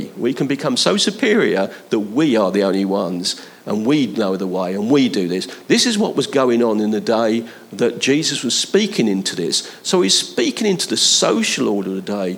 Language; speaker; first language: English; native; English